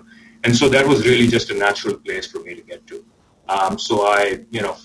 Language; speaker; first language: English; non-native, local second language; Urdu